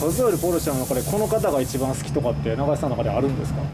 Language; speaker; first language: Japanese; native; Japanese